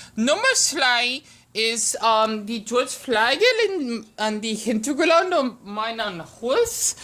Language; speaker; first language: German; non-native, learner; English